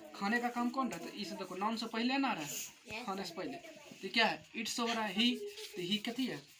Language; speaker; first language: Hindi; native; Hindi